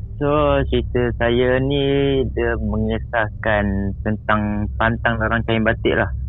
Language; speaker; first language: Malay; native; Malay